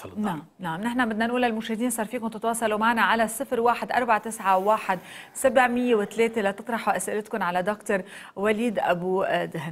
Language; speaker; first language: Arabic; native; Arabic